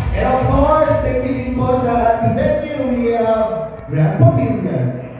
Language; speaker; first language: English; non-native, local second language; Filipino